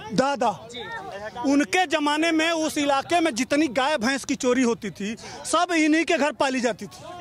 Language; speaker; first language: Hindi; native; Hindi